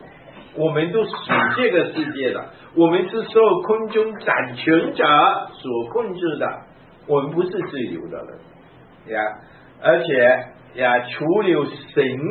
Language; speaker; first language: Chinese; native; Chinese